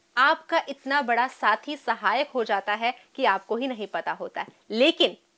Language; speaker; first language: Hindi; native; Hindi